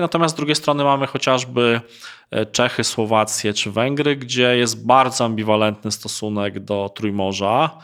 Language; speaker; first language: Polish; native; Polish